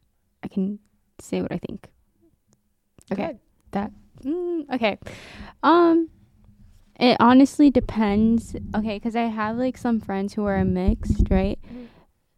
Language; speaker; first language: English; native; English